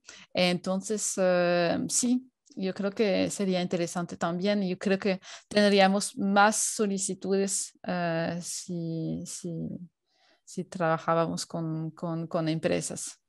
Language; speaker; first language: Spanish; non-native, fluent; French